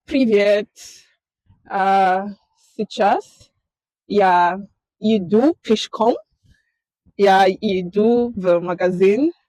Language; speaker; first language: Russian; non-native, learner; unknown